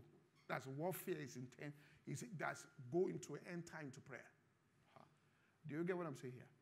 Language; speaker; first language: English; non-native, local second language; Yoruba